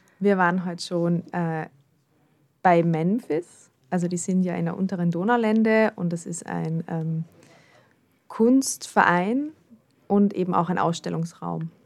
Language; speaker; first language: German; native; German